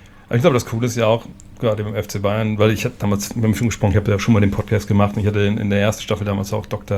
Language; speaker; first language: German; native; German